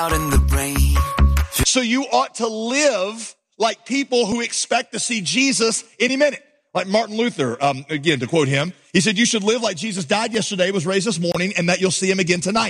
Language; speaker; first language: English; native; English